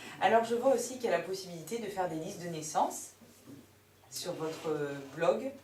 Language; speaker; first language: French; native; French